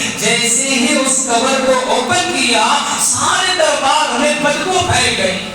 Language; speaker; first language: Urdu; native; Urdu